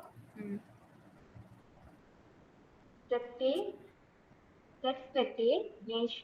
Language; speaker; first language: French; non-native, learner; Tamil